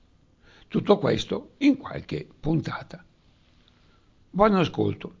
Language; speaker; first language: Italian; native; Italian